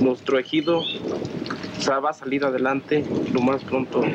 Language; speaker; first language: Spanish; native; Spanish